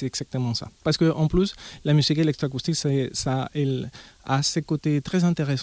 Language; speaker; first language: French; non-native, fluent; Spanish